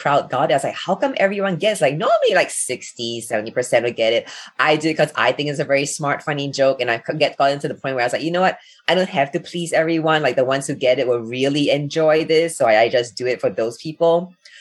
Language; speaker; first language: English; native; English